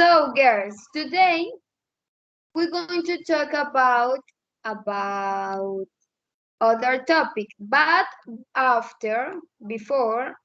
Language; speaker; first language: English; non-native, learner; Spanish